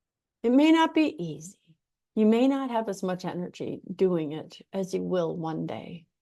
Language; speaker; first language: English; native; English